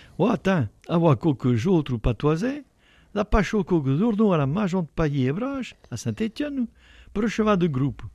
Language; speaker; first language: French; native; French